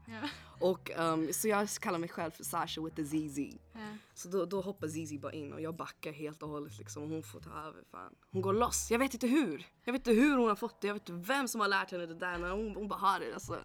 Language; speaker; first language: Swedish; early bilingual, other home language; English